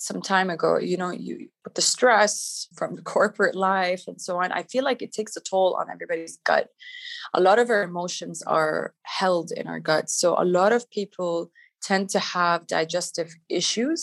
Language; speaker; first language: English; native; English